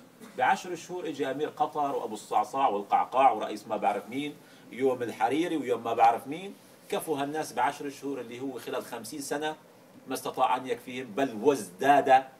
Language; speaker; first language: Arabic; native; Arabic